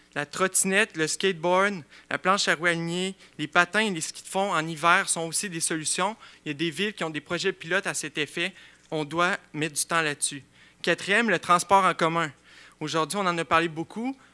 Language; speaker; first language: French; native; French